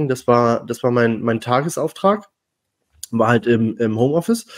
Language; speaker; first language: German; native; German